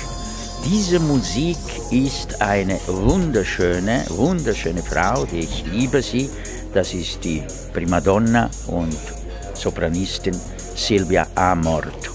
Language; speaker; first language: German; non-native, fluent; Italian